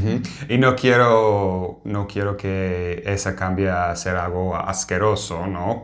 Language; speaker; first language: Spanish; non-native, fluent; English